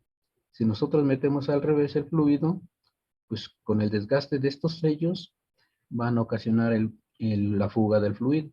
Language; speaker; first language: Spanish; native; Spanish